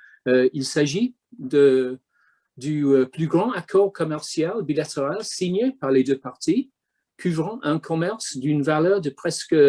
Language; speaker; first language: French; non-native, fluent; English